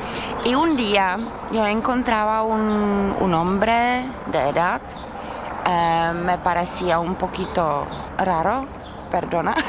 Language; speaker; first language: Spanish; non-native, fluent; Czech